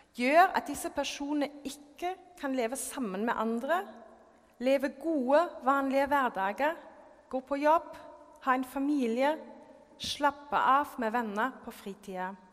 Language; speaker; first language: Norwegian; non-native, fluent; German